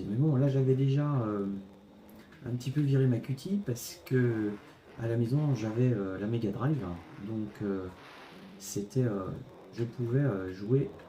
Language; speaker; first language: French; native; French